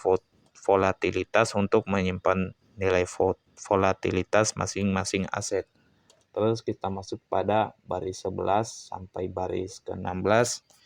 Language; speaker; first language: Indonesian; native; Indonesian